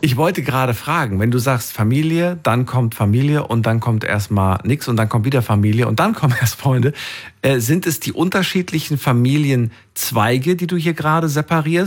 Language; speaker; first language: German; native; German